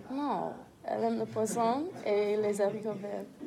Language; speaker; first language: French; non-native, learner; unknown